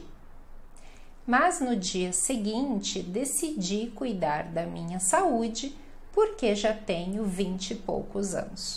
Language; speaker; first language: Portuguese; native; Portuguese